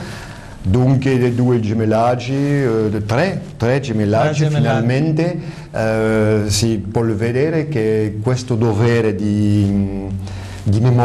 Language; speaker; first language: Italian; early bilingual, heritage; French